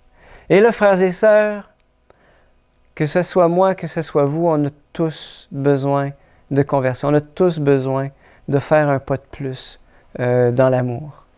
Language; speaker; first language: French; native; French